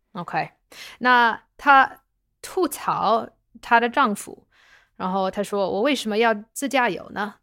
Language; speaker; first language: Chinese; non-native, fluent; English